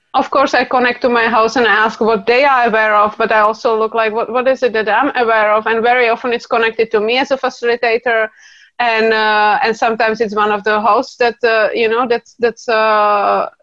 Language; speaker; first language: English; non-native, fluent; Czech